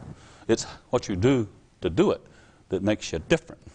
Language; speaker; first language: English; native; English